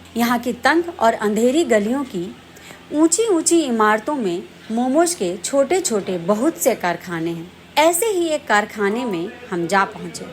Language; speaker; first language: Hindi; native; Hindi